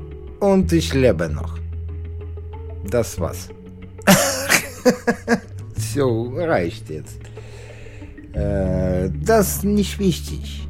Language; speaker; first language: German; non-native, learner; Russian